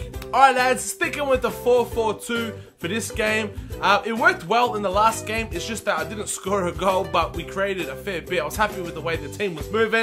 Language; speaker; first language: English; native; English